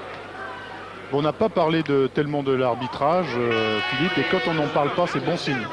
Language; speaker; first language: French; native; French